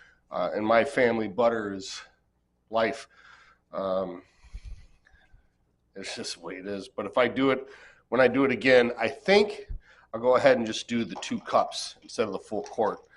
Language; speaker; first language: English; native; English